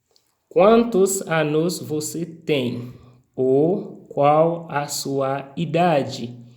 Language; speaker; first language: Portuguese; non-native, fluent; Haitian Creole